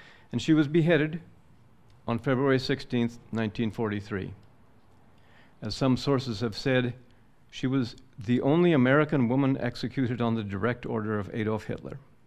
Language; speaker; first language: English; native; English